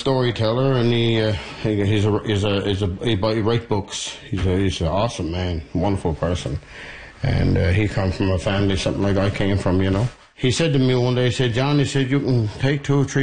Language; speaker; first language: English; native; English